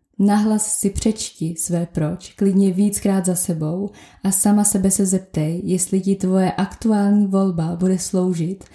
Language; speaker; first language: Czech; native; Czech